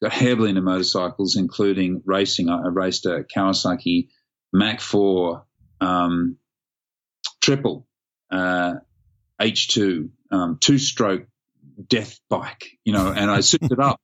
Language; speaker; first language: English; native; English